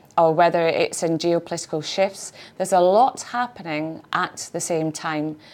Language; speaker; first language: English; native; English